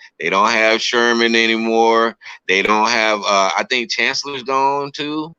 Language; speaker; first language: English; native; English